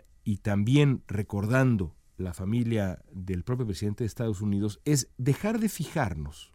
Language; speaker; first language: Spanish; native; Spanish